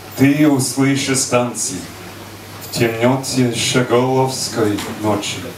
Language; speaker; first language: Russian; non-native, learner; English